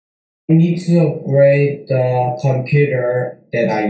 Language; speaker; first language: English; non-native, learner; Korean